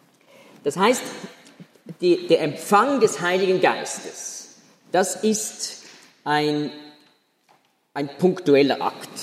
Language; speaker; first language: German; native; German